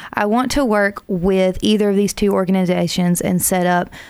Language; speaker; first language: English; native; English